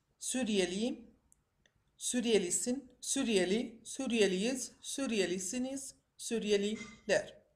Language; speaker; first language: Turkish; non-native, fluent; Arabic